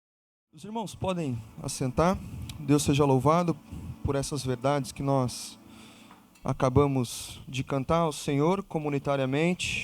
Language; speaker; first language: Portuguese; native; Portuguese